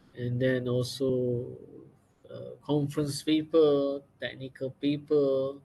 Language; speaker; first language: English; non-native, local second language; Malay